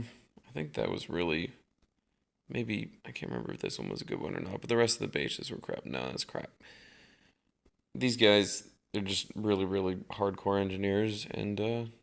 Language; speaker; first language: English; native; English